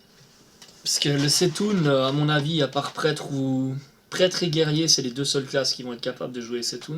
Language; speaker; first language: French; native; French